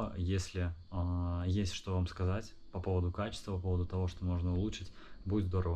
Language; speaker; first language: Russian; native; Russian